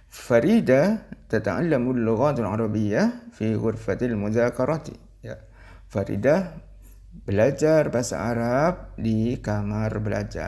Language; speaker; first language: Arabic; non-native, learner; Indonesian